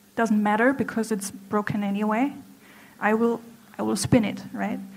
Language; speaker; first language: English; non-native, fluent; German